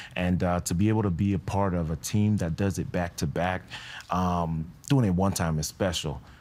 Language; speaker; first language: English; non-native, fluent; French